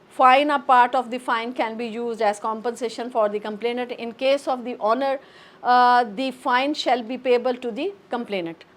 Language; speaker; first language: English; non-native, local second language; Urdu